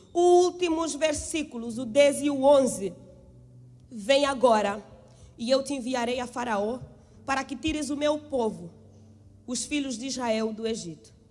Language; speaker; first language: Portuguese; native; Portuguese